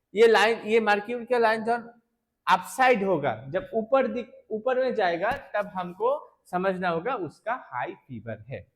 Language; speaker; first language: Hindi; non-native, local second language; Bangla